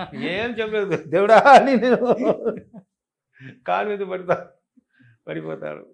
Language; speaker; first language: Telugu; non-native, local second language; Tamil